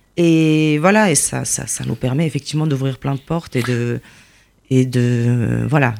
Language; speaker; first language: French; non-native, fluent; Polish